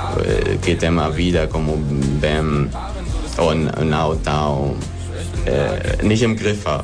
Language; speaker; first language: Portuguese; non-native, learner; German